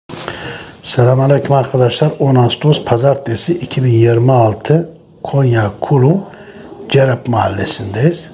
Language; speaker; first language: Turkish; native; Turkish